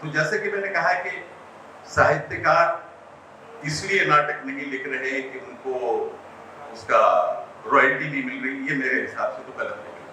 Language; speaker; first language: Hindi; native; Hindi